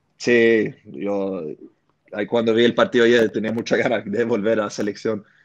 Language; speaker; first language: Spanish; early bilingual, heritage; Swedish